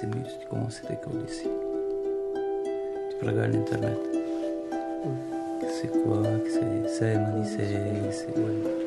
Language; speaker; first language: French; non-native, learner; Albanian